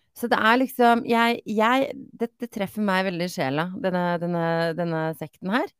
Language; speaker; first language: Norwegian; native; Norwegian